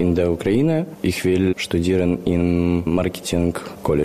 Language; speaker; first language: German; non-native, learner; Ukrainian